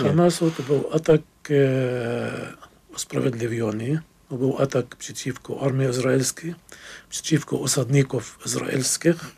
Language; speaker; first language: Polish; non-native, fluent; Arabic